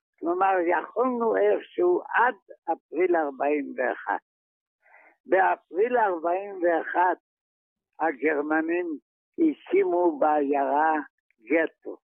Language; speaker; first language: Hebrew; non-native, fluent; Yiddish